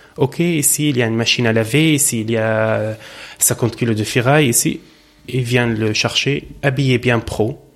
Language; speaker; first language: French; non-native, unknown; Arabic